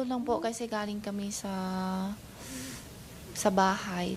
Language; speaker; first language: Filipino; non-native, learner; Chinese